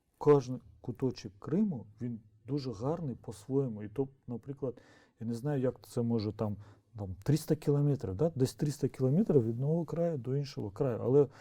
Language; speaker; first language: Ukrainian; non-native, local second language; Crimean Tatar